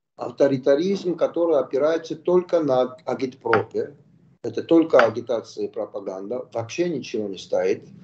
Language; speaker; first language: Russian; non-native, local second language; Georgian